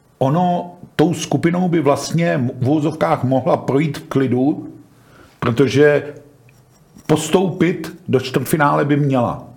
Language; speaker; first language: Czech; native; Czech